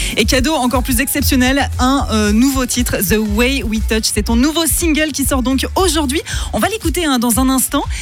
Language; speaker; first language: French; native; French